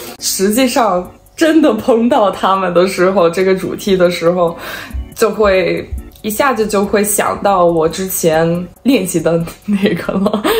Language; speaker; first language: Chinese; non-native, fluent; Serbian